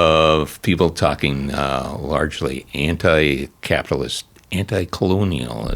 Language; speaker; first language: English; native; English